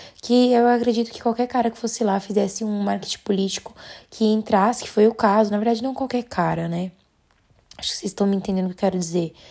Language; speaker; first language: Portuguese; native; Portuguese